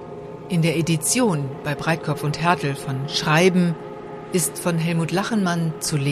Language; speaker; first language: German; native; German